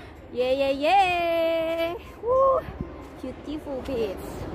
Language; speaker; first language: English; non-native, learner; Indonesian